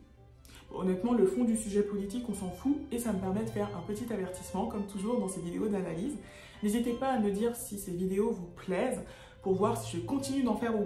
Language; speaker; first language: French; native; French